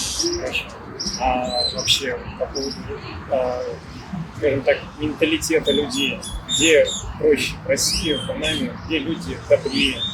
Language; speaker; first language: Russian; native; Russian